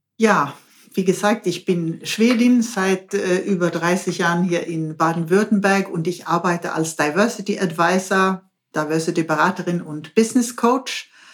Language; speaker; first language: German; non-native, fluent; Swedish